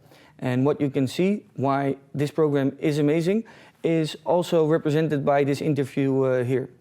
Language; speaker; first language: English; non-native, fluent; Dutch